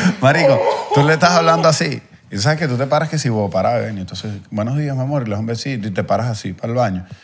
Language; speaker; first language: Spanish; native; Spanish